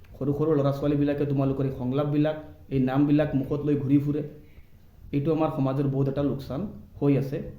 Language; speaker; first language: Assamese; non-native, local second language; Bangla